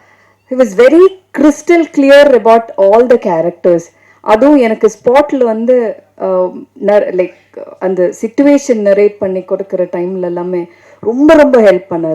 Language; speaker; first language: Tamil; non-native, fluent; Malayalam